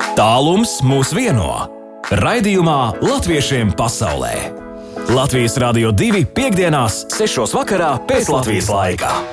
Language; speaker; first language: Latvian; native; Latvian